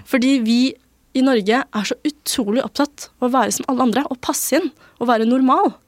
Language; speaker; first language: Norwegian; early bilingual, other home language; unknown